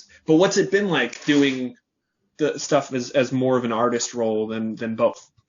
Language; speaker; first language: English; native; English